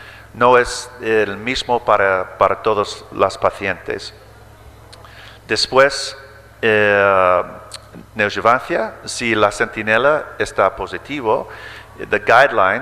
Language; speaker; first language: Spanish; early bilingual, heritage; English